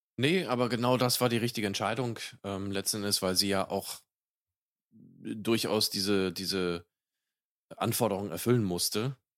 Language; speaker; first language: German; native; German